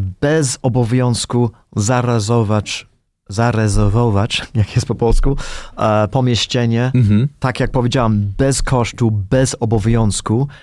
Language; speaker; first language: Polish; non-native, fluent; English